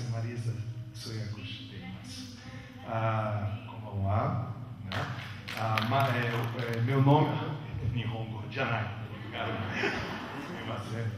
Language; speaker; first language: Japanese; non-native, learner; Portuguese